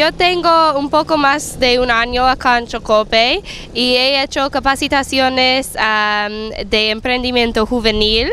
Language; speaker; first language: Spanish; non-native, fluent; English